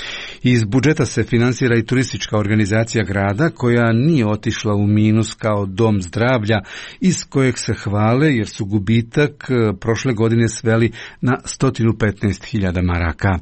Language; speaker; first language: Croatian; native; Croatian